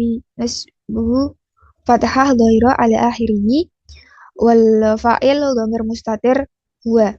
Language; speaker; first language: Arabic; non-native, learner; Indonesian